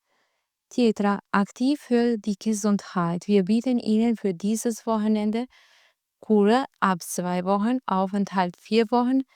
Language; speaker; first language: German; non-native, fluent; Albanian